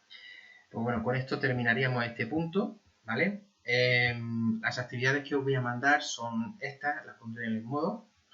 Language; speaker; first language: Spanish; native; Spanish